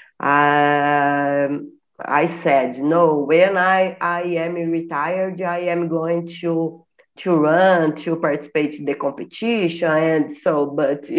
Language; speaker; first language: English; non-native, learner; Portuguese